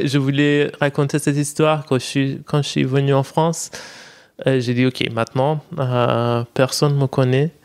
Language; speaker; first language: French; non-native, fluent; Persian